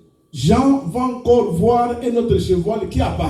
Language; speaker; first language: French; non-native, local second language; Lingala